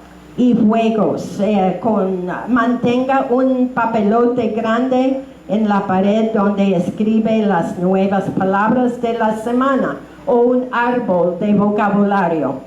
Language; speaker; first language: Spanish; non-native, fluent; English